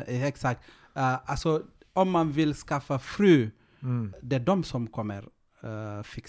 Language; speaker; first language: Swedish; non-native, fluent; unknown